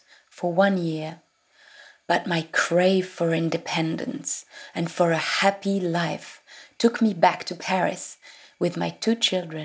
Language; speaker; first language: English; non-native, fluent; French